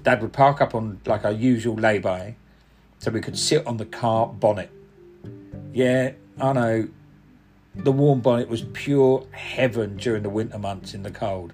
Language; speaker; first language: English; non-native, local second language; Punjabi